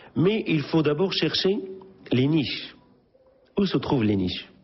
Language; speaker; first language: French; non-native, local second language; Arabic